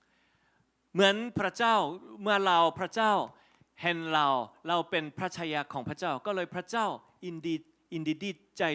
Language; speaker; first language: Thai; non-native, fluent; Korean